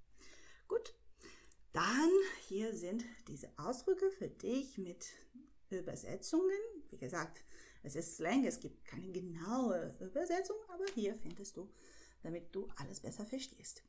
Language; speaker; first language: German; non-native, fluent; Portuguese